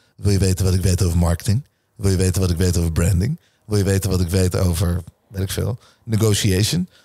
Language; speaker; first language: Dutch; early bilingual, other home language; Hebrew